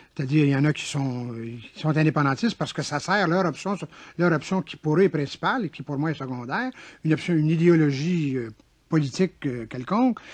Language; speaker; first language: French; native; French